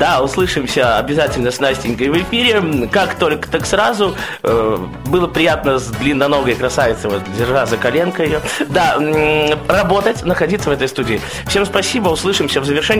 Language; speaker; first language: Russian; native; Russian